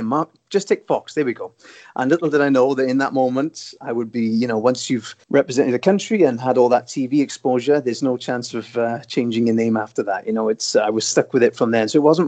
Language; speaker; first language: English; native; English